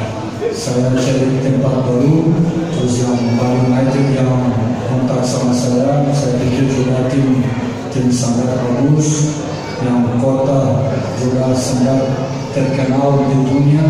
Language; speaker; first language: Indonesian; non-native, fluent; Portuguese